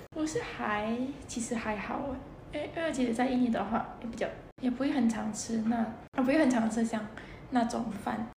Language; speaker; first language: Chinese; non-native, fluent; Indonesian